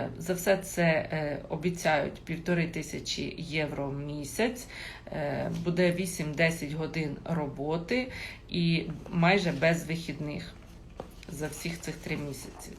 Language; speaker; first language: Ukrainian; non-native, local second language; Russian